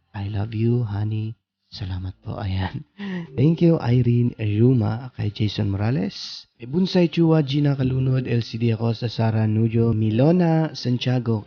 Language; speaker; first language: Filipino; non-native, local second language; Cebuano